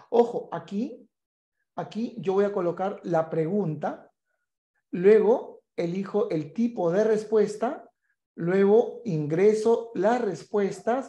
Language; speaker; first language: Spanish; native; Spanish